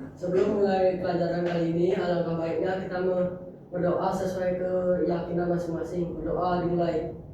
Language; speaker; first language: Indonesian; native; Indonesian